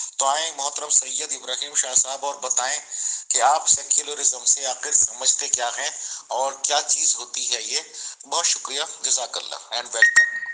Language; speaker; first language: Urdu; non-native, local second language; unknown